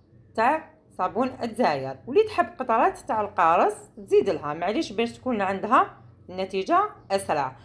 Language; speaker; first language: Arabic; native; Arabic